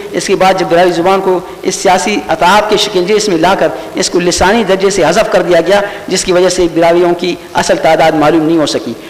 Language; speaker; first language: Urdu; non-native, local second language; Brahui